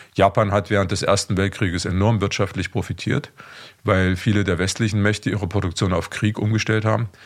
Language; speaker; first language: German; native; German